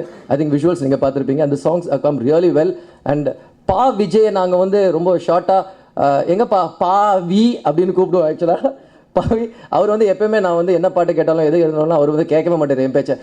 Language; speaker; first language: Tamil; native; Tamil